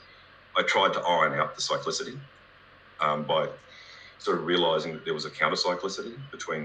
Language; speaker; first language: English; native; English